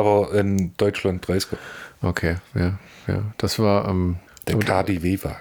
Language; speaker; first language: German; native; German